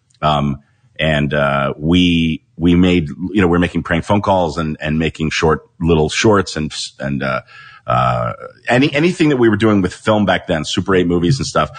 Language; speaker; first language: English; native; English